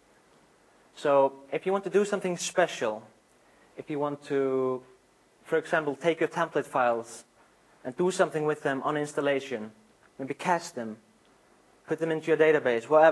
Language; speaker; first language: English; non-native, fluent; Icelandic